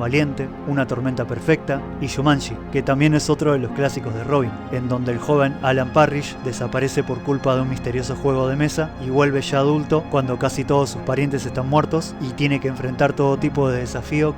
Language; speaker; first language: Spanish; native; Spanish